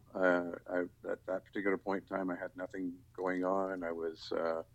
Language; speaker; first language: English; native; English